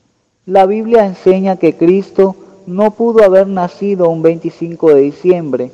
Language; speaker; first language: Spanish; native; Spanish